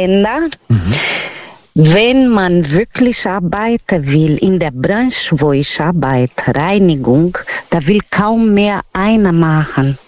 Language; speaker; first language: German; non-native, learner; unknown